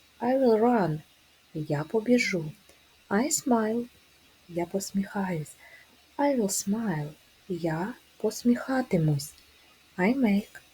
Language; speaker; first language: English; non-native, fluent; Ukrainian